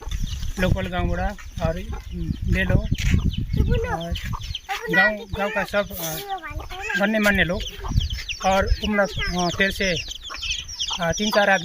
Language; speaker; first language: Hindi; non-native, local second language; Nepali